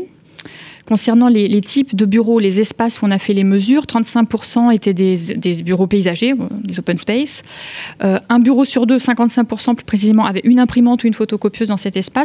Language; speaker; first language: French; native; French